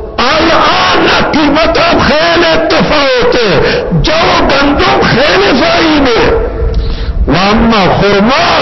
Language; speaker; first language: Persian; non-native, local second language; Baluchi